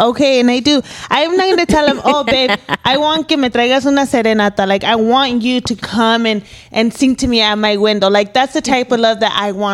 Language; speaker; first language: English; early bilingual, other home language; Spanish